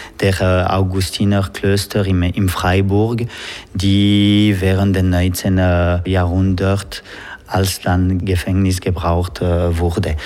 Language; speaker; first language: German; non-native, local second language; French